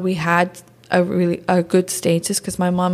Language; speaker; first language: English; early bilingual, other home language; Portuguese